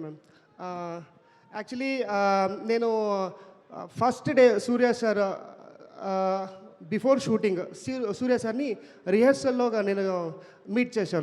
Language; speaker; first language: Telugu; non-native, learner; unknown